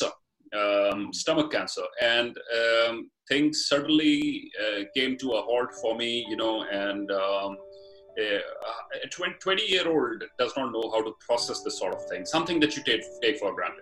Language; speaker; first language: English; non-native, local second language; Punjabi